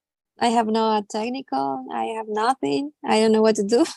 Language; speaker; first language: English; non-native, learner; Spanish